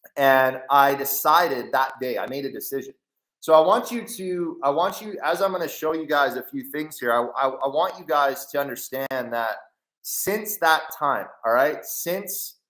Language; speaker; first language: English; native; English